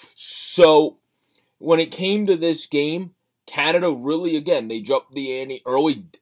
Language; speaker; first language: English; native; English